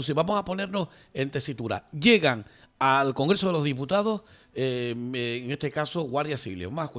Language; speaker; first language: Spanish; native; Spanish